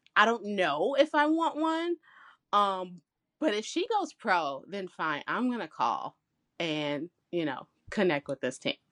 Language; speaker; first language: English; native; English